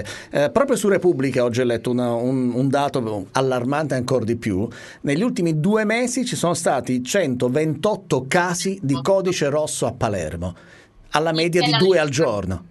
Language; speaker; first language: Italian; native; Italian